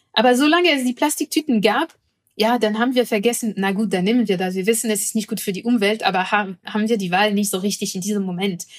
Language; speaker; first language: German; non-native, fluent; French